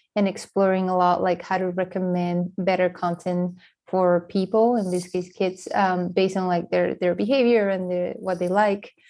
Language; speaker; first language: English; non-native, fluent; Spanish